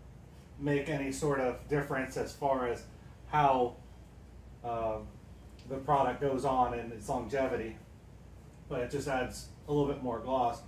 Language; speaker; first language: English; native; English